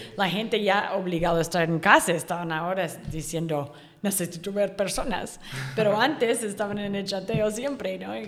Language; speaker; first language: Spanish; non-native, fluent; English